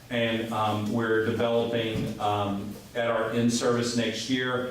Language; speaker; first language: English; native; English